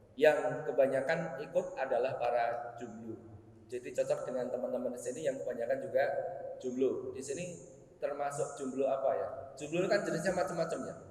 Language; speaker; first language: Indonesian; native; Indonesian